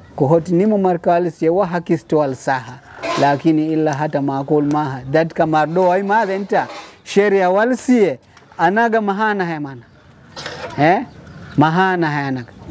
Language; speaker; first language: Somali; non-native, learner; Swahili